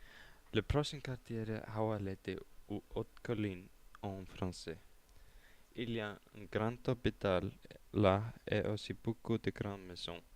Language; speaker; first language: French; non-native, learner; Icelandic